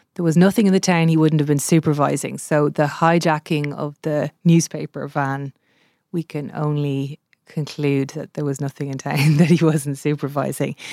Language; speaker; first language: English; native; English